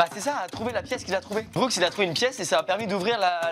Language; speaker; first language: French; native; French